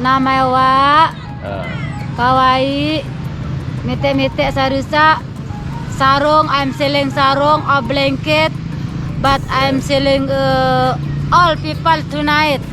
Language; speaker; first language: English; non-native, learner; Sasak